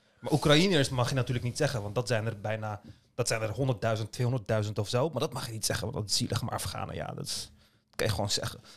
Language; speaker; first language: Dutch; early bilingual, other home language; Turkish